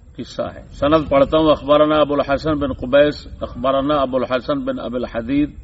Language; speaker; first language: Urdu; native; Urdu